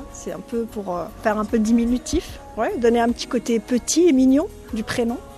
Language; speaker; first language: French; non-native, local second language; Arabic